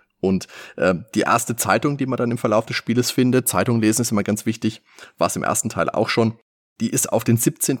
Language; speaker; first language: German; native; German